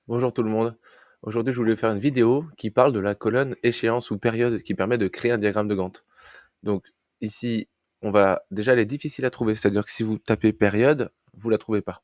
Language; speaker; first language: French; native; French